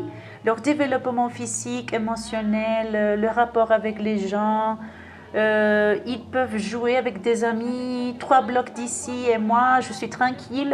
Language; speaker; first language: French; non-native, fluent; Spanish